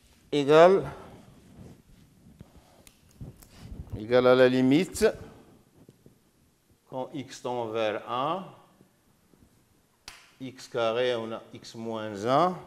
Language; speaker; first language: French; non-native, local second language; Arabic